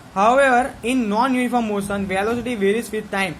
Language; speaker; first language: English; non-native, local second language; Gujarati